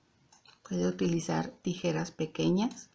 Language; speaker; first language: Spanish; native; Spanish